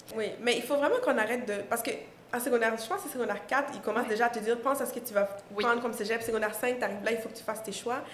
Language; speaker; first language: French; non-native, local second language; Mossi